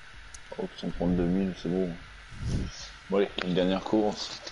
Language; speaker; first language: French; native; French